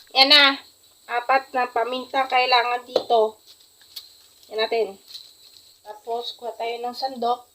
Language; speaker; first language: Filipino; non-native, local second language; Hiligaynon